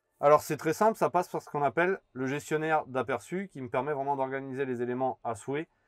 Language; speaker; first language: French; native; French